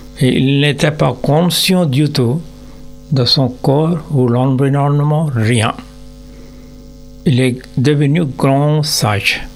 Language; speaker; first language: French; non-native, learner; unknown